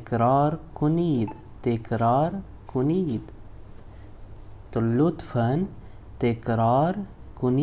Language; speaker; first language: Persian; non-native, fluent; Urdu